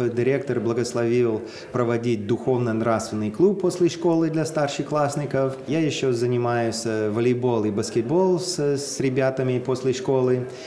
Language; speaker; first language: Russian; non-native, fluent; English